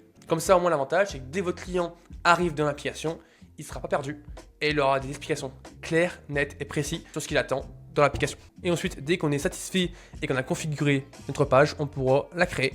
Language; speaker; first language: French; native; French